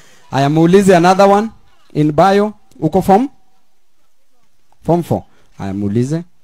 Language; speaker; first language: English; non-native, local second language; Luo (Kenya and Tanzania)